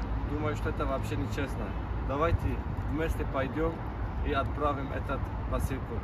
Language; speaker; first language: Russian; non-native, learner; Turkish